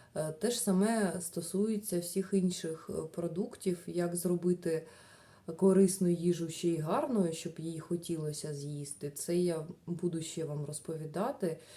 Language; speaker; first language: Ukrainian; non-native, local second language; Russian